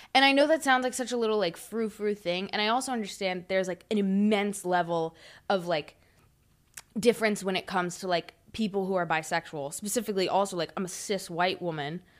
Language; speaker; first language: English; native; English